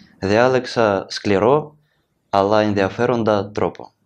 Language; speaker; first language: Greek; non-native, learner; Ukrainian